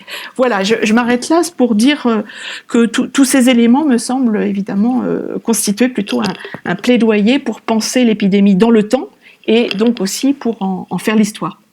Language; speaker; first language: French; native; French